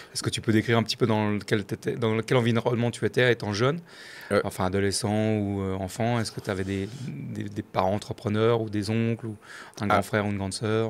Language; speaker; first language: French; native; French